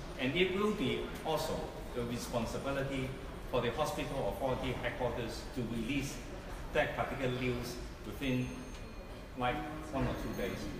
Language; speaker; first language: English; non-native, local second language; Cantonese